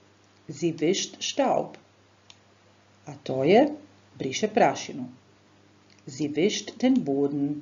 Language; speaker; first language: German; non-native, fluent; Croatian